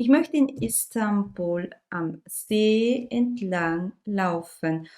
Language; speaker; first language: German; non-native, fluent; Turkish